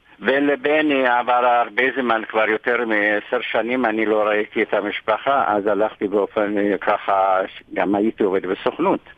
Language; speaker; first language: Hebrew; non-native, fluent; Amharic